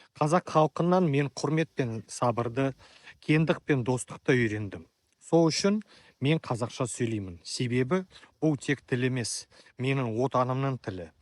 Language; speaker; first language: Kazakh; non-native, local second language; Russian